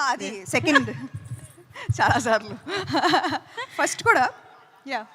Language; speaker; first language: Telugu; non-native, fluent; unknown